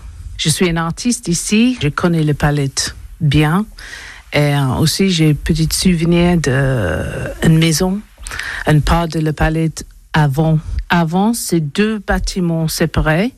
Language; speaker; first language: French; non-native, learner; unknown